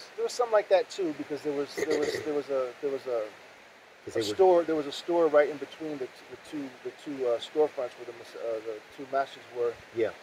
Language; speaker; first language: English; native; English